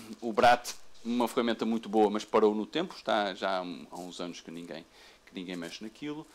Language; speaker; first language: Portuguese; native; Portuguese